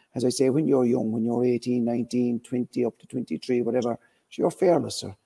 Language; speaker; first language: English; native; English